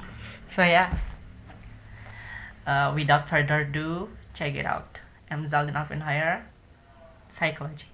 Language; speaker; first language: English; non-native, learner; Indonesian